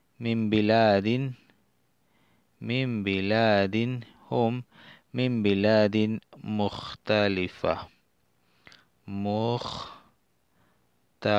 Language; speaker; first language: Arabic; non-native, learner; Spanish